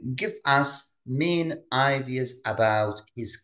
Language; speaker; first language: English; non-native, fluent; Arabic